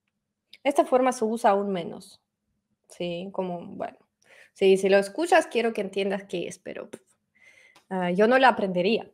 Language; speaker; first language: Spanish; non-native, fluent; Russian